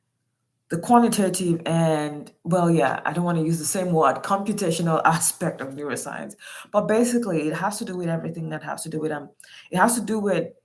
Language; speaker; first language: English; non-native, local second language; Yoruba